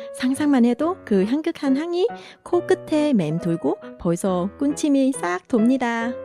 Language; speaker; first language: Korean; non-native, fluent; Vietnamese